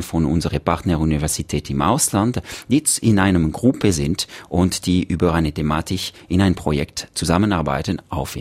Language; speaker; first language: German; non-native, local second language; French